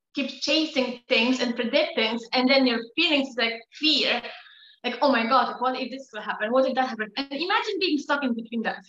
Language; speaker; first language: English; non-native, fluent; Polish